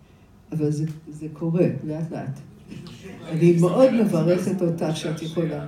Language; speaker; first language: Hebrew; non-native, fluent; English